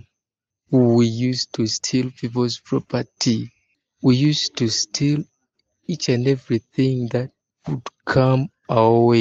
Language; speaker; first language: English; non-native, local second language; Ganda